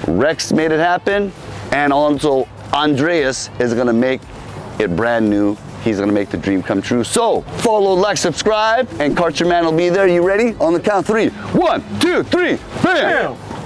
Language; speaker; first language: English; early bilingual, other home language; Korean